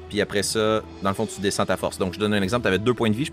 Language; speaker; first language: French; native; French